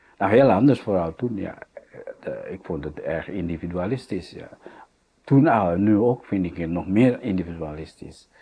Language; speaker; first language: Dutch; non-native, fluent; Indonesian